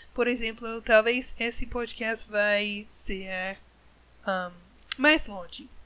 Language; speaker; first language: Portuguese; non-native, learner; English